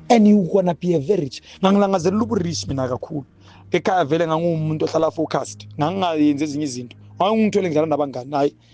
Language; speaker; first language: Zulu; native; Zulu